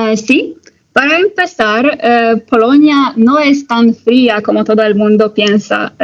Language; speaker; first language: Spanish; non-native, learner; Polish